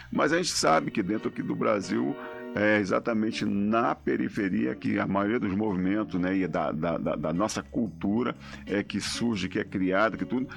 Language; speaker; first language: Portuguese; native; Portuguese